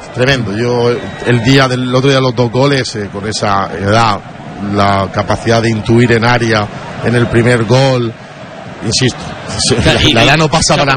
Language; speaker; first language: Spanish; native; Spanish